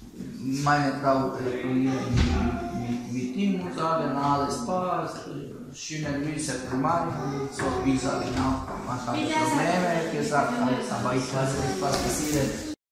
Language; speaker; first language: German; non-native, learner; Croatian